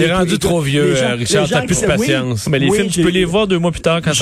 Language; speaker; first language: French; native; French